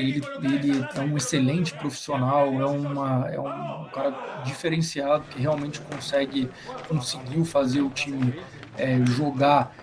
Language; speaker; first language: Portuguese; native; Portuguese